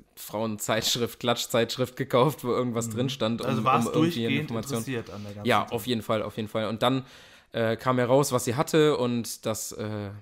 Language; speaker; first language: German; native; German